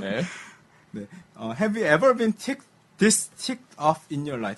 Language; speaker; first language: English; non-native, fluent; Korean